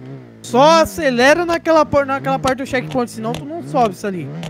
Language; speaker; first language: Portuguese; native; Portuguese